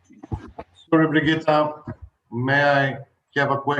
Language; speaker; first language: English; non-native, fluent; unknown